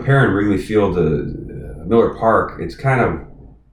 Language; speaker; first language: English; native; English